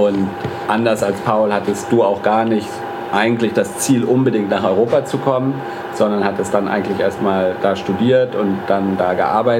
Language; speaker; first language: German; native; German